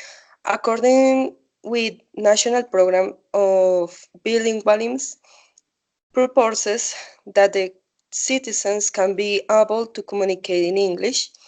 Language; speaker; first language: English; non-native, learner; Spanish